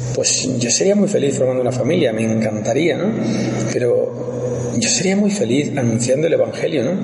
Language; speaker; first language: Spanish; native; Spanish